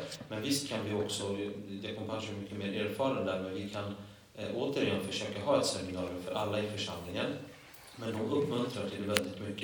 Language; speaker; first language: Swedish; non-native, fluent; Polish